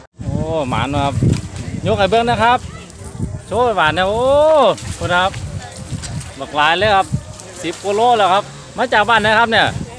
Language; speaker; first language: Thai; native; Thai